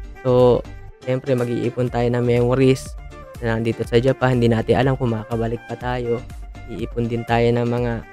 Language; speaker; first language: Filipino; native; Filipino